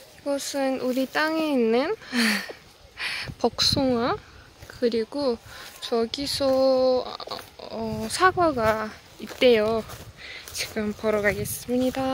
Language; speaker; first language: Korean; non-native, learner; Azerbaijani